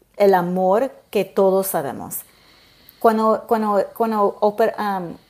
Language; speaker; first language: Spanish; early bilingual, heritage; Spanish